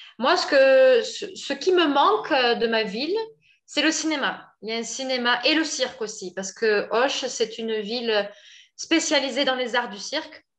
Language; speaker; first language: French; native; French